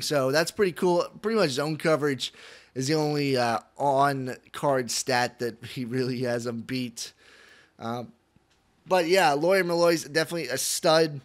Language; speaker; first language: English; native; English